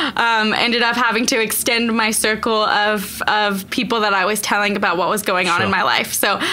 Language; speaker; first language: English; native; English